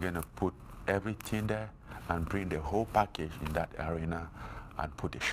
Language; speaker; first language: English; non-native, fluent; French